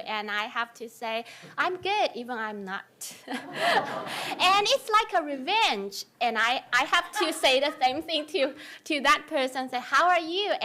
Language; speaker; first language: English; non-native, fluent; Chinese